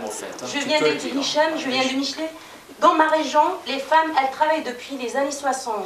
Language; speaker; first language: French; non-native, local second language; Kabyle